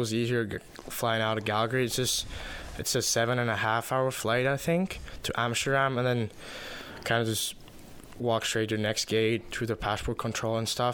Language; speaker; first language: English; non-native, fluent; Finnish